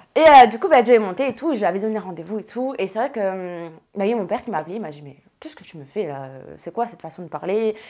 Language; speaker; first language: French; native; French